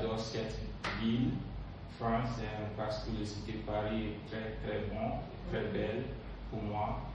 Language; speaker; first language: French; non-native, learner; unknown